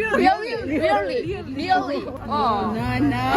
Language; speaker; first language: English; non-native, learner; Korean